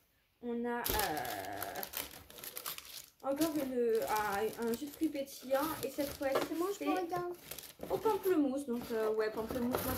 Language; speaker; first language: French; native; French